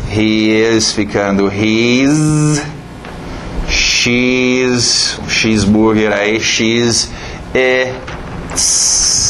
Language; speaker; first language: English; non-native, fluent; Portuguese